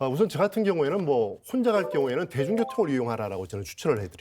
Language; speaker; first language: Korean; native; Korean